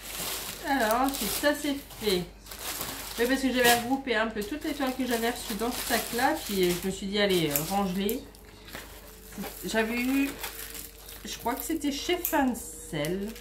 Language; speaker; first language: French; native; French